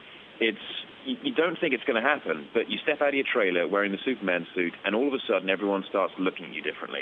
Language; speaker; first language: English; native; English